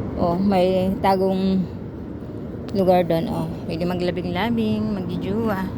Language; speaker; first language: Filipino; non-native, local second language; Cebuano